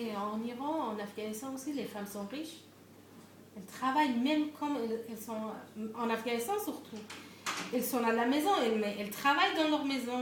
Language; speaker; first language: French; non-native, fluent; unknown